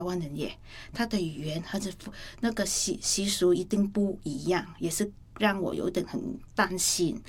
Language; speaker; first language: Chinese; non-native, fluent; Vietnamese